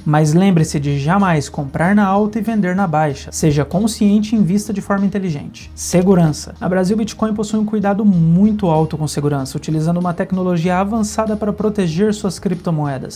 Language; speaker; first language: Portuguese; native; Portuguese